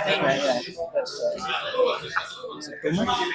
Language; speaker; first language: English; non-native, fluent; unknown